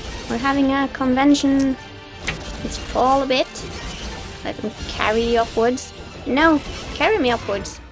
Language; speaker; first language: English; non-native, fluent; Norwegian